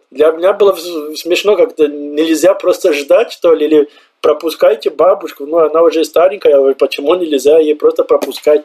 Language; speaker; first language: Russian; non-native, fluent; Portuguese